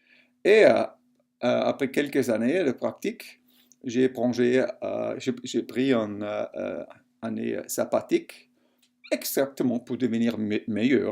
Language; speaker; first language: French; non-native, fluent; German